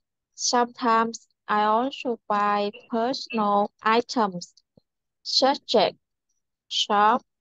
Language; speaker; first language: English; non-native, learner; Vietnamese